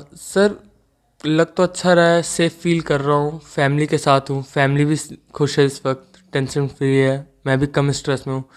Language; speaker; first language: Hindi; native; Hindi